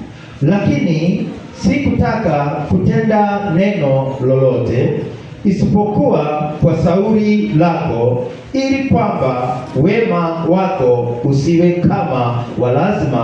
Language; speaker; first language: Swahili; non-native, local second language; Kikuyu